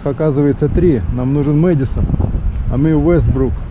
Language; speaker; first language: Russian; native; Russian